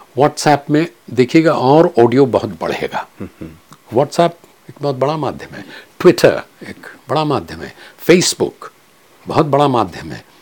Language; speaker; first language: Hindi; non-native, local second language; Kachhi